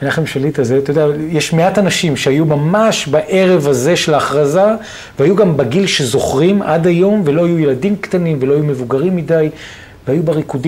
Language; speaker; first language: Hebrew; native; Hebrew